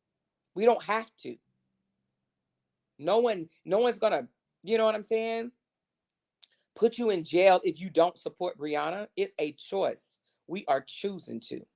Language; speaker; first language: English; native; English